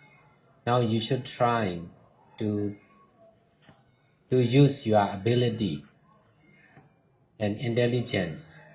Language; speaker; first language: English; non-native, fluent; Burmese